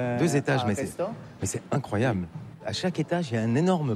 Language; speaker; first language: French; native; French